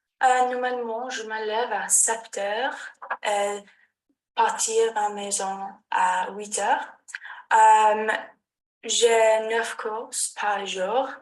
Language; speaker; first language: French; non-native, learner; English